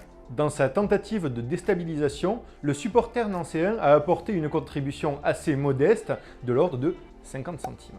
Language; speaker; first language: French; native; French